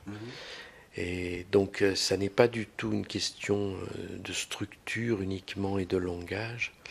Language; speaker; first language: French; native; French